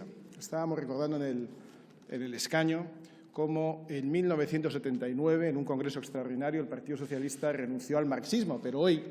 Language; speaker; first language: Spanish; native; Spanish